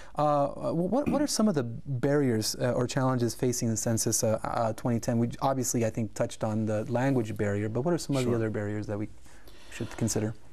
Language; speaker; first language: English; early bilingual, other home language; Spanish